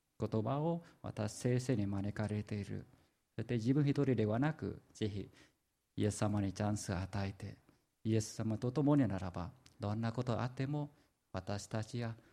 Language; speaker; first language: Japanese; non-native, fluent; Vietnamese